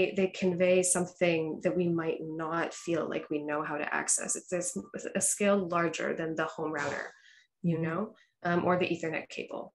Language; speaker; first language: English; native; English